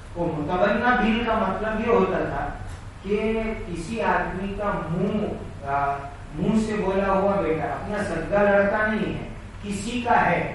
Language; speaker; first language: Urdu; native; Urdu